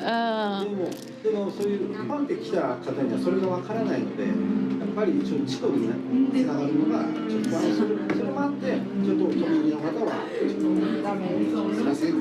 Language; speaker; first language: Japanese; native; Japanese